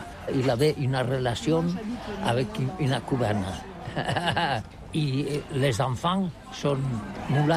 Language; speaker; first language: French; non-native, learner; Catalan